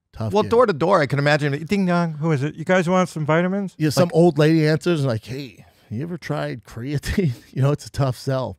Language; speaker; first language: English; native; English